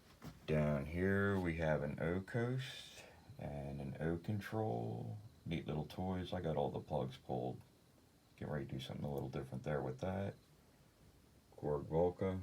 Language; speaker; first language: English; native; English